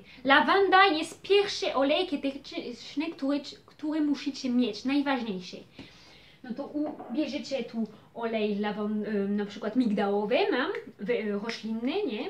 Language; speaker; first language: Polish; early bilingual, heritage; Polish